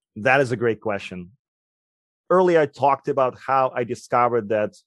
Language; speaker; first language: English; non-native, fluent; Ukrainian